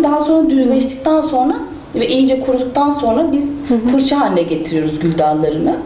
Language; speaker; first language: Turkish; native; Turkish